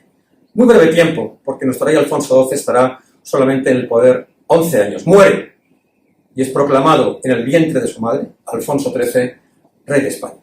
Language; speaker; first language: Spanish; native; Spanish